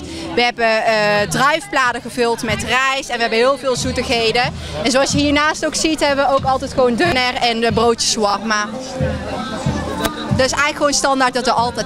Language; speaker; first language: Dutch; native; Dutch